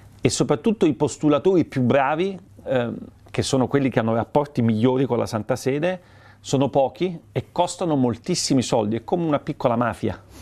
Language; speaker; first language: Italian; native; Italian